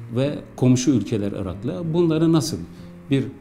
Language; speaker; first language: Turkish; early bilingual, heritage; Arabic